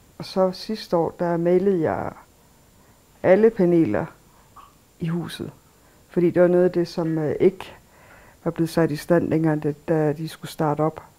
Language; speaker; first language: Danish; early bilingual, other home language; Kalaallisut